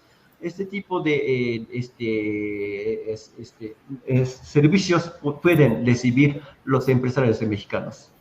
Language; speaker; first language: Spanish; non-native, fluent; Japanese